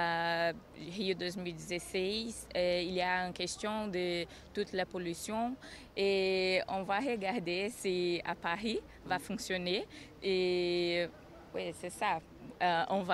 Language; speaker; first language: French; non-native, learner; Portuguese